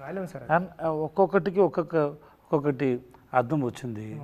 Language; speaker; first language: Telugu; non-native, learner; Tamil